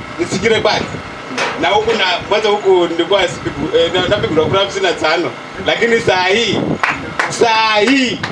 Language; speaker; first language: Swahili; native; Swahili